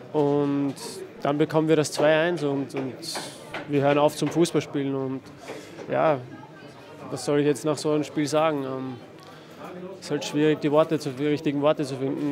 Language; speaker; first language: German; native; German